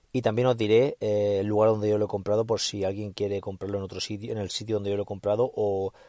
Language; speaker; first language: Spanish; native; Spanish